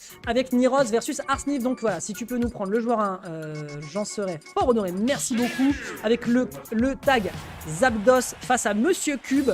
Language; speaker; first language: French; native; French